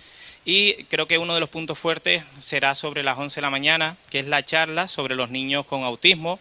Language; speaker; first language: Spanish; native; Spanish